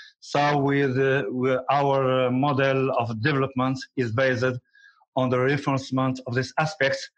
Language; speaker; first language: English; non-native, learner; Arabic